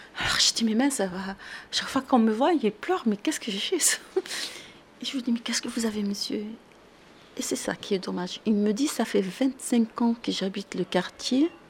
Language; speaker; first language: French; non-native, local second language; Arabic